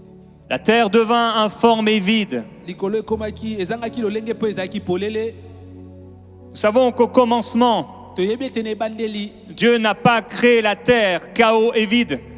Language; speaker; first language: French; native; French